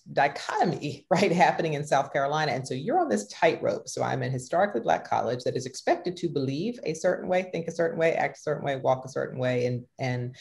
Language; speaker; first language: English; native; English